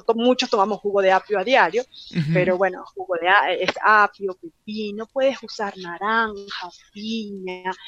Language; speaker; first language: Spanish; native; Spanish